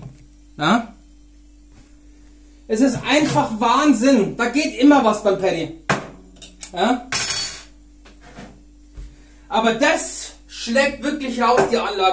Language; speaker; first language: German; native; German